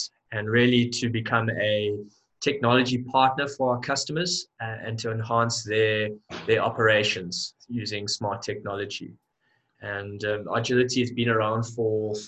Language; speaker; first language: English; native; English